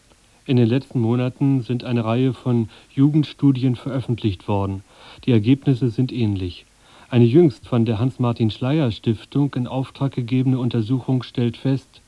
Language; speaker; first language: German; native; German